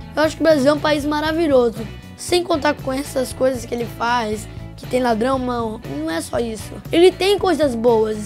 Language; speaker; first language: Portuguese; early bilingual, heritage; Portuguese